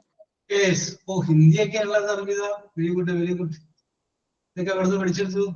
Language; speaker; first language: Malayalam; native; Malayalam